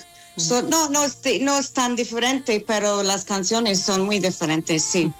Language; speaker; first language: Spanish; non-native, fluent; English